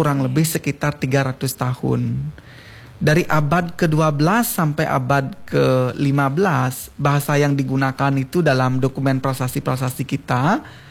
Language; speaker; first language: Indonesian; non-native, local second language; Balinese